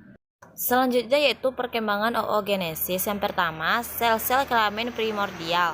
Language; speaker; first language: Indonesian; native; Indonesian